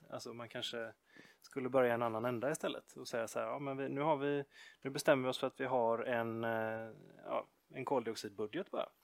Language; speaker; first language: Swedish; native; Swedish